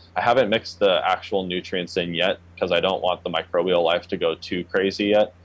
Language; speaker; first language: English; native; English